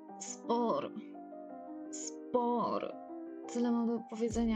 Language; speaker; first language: Polish; native; Polish